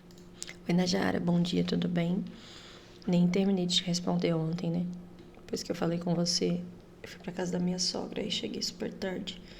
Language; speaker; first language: Portuguese; native; Portuguese